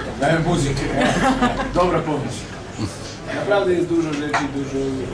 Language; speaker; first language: Polish; non-native, fluent; Serbian